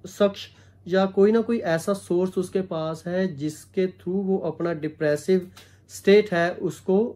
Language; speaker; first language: Hindi; non-native, local second language; Punjabi